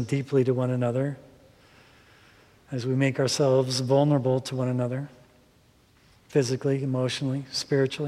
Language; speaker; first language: English; native; English